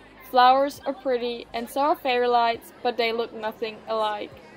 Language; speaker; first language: English; non-native, fluent; German